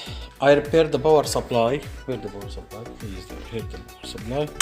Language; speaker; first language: English; non-native, fluent; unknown